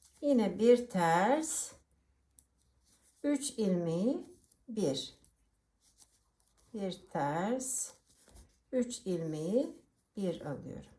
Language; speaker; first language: Turkish; native; Turkish